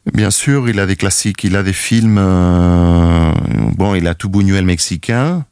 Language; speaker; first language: French; non-native, fluent; Spanish